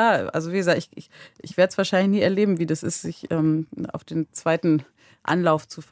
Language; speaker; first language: German; native; German